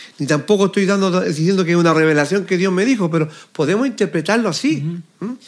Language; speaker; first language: Spanish; native; Spanish